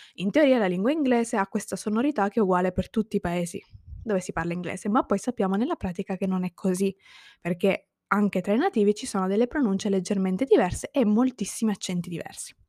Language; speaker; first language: Italian; native; Italian